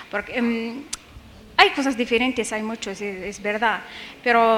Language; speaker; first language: Spanish; non-native, learner; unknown